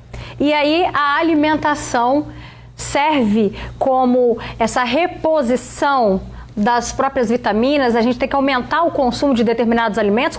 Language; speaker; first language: Portuguese; native; Portuguese